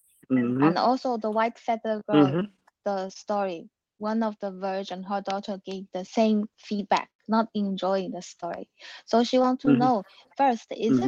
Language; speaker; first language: English; non-native, learner; Chinese